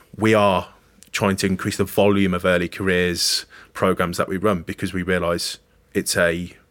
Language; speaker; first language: English; native; English